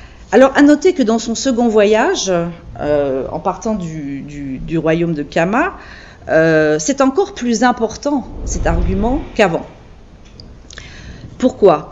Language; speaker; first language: French; native; French